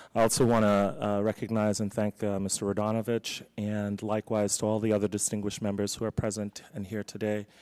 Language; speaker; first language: English; native; English